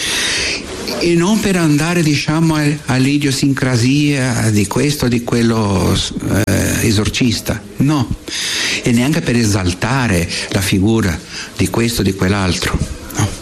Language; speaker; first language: Italian; non-native, fluent; Portuguese